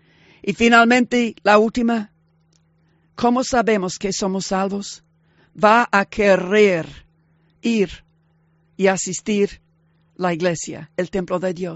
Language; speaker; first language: Spanish; non-native, fluent; English